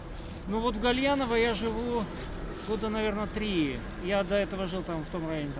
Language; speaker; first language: Russian; native; Russian